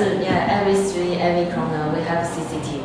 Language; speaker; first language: English; non-native, learner; Chinese